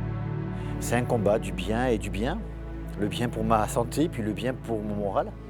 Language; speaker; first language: French; native; French